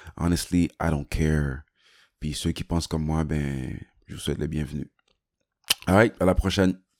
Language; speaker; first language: French; native; French